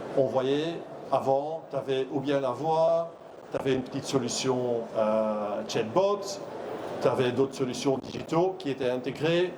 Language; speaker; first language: French; non-native, local second language; Dutch